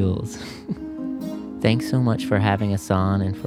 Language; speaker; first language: English; native; English